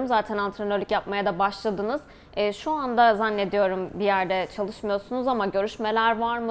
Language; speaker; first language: Turkish; native; Turkish